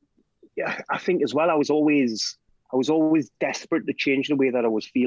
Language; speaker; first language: English; native; English